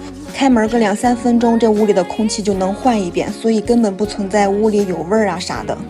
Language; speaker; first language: Chinese; native; Chinese